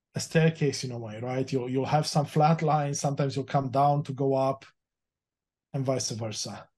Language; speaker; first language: English; early bilingual, other home language; Romanian